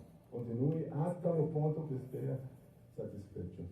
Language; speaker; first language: Spanish; non-native, fluent; Portuguese